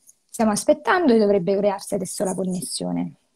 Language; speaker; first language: Italian; native; Italian